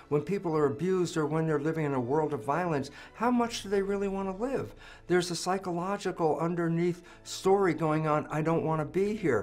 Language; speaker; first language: English; native; English